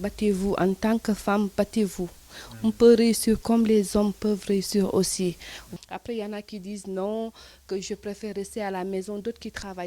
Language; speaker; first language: French; non-native, local second language; Wolof